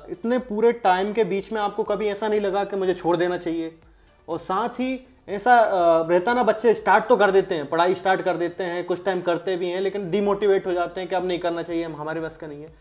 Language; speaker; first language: Hindi; native; Hindi